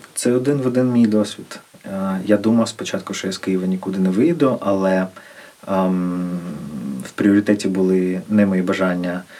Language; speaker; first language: Ukrainian; non-native, local second language; Russian